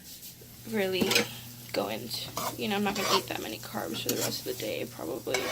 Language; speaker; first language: English; native; English